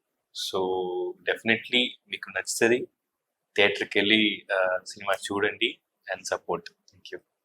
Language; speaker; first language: Telugu; non-native, learner; Tamil